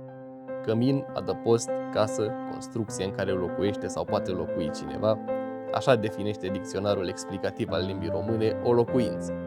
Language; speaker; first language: Romanian; native; Romanian